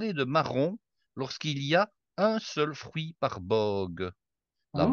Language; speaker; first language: French; native; French